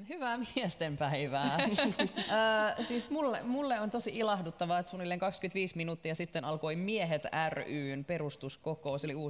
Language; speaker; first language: Finnish; native; Finnish